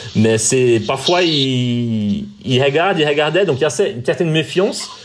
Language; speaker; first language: French; non-native, fluent; Portuguese